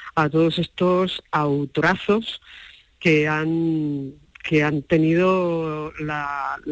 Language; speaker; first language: Spanish; native; Spanish